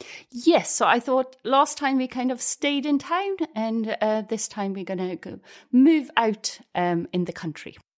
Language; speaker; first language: English; non-native, fluent; Swedish